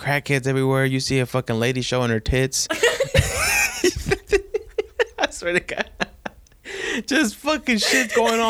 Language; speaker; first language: English; early bilingual, other home language; Spanish